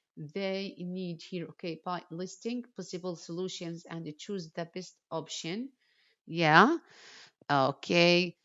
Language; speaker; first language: English; non-native, fluent; Arabic